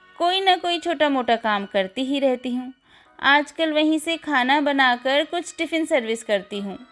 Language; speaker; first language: Hindi; native; Hindi